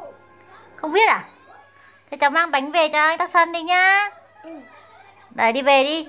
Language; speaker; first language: Vietnamese; native; Vietnamese